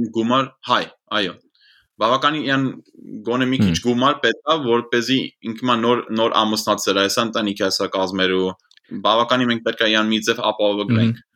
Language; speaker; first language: Armenian; early bilingual, heritage; Armenian